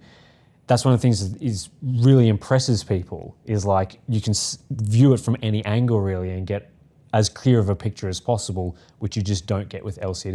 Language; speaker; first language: English; native; English